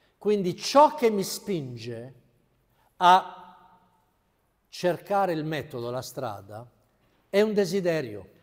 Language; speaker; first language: Italian; native; Italian